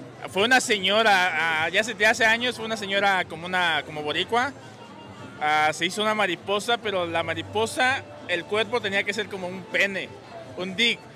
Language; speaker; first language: Spanish; native; Spanish